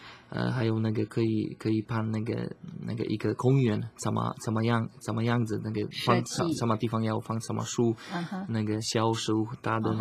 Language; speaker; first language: Chinese; non-native, learner; Slovak